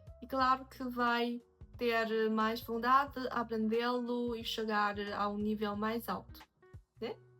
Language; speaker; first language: Portuguese; non-native, fluent; Chinese